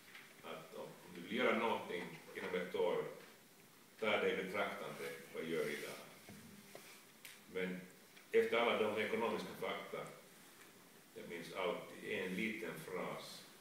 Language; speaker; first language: Swedish; non-native, local second language; Finnish